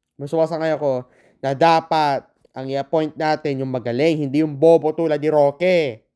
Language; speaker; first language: Filipino; non-native, local second language; Iloko